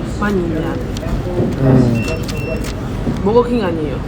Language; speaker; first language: Korean; non-native, learner; Uzbek